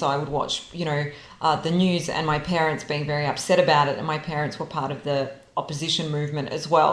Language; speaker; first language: English; non-native, local second language; Serbian